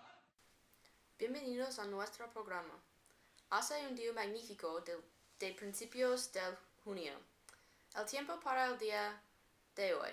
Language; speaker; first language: Spanish; non-native, learner; English